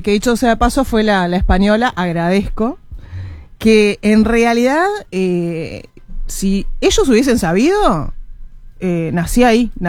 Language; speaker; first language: Spanish; native; Spanish